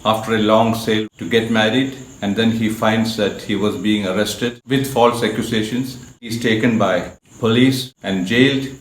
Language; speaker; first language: English; non-native, local second language; Malayalam